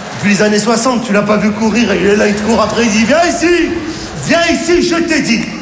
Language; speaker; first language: French; native; French